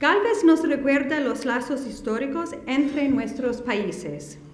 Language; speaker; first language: Spanish; non-native, fluent; English